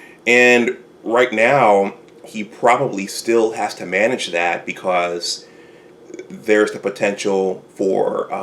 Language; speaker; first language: English; native; English